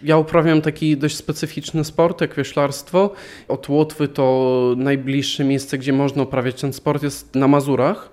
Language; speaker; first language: Polish; non-native, local second language; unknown